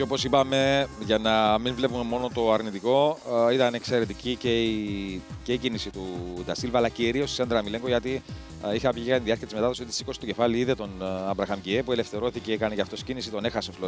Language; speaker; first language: Greek; native; Greek